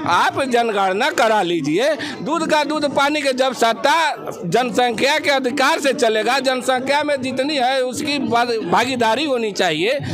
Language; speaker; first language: Hindi; native; Hindi